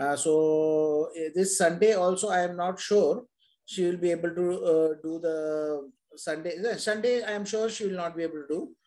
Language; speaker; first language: English; non-native, local second language; Hindi